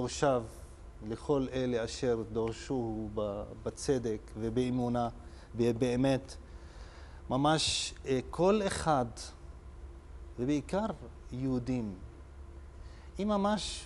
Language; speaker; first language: Hebrew; non-native, local second language; Arabic